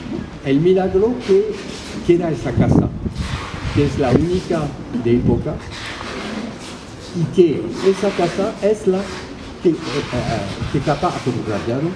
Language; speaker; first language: Spanish; early bilingual, heritage; French